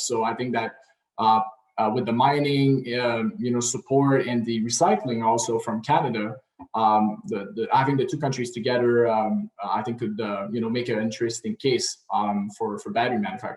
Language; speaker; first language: English; non-native, local second language; French